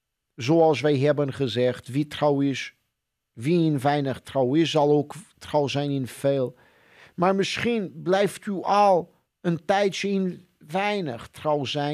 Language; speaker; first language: Dutch; non-native, fluent; Portuguese